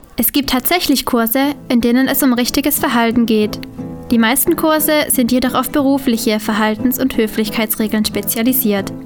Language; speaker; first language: German; native; German